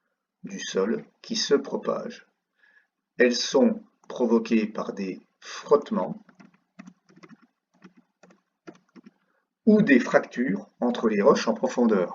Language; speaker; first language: French; native; French